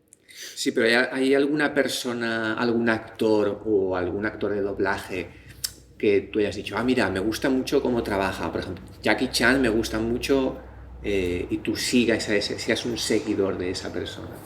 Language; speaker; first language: Spanish; native; Spanish